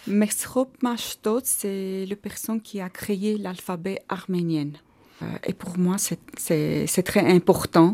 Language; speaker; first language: French; non-native, fluent; Armenian